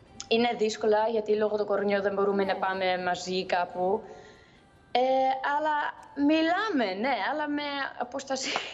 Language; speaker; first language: Greek; early bilingual, heritage; Greek